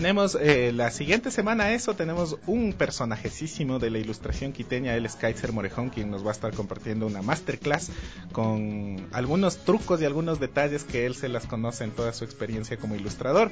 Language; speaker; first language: Spanish; native; Spanish